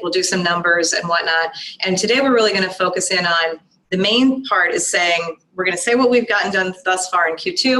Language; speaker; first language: English; native; English